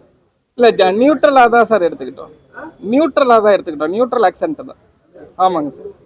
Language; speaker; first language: Tamil; native; Tamil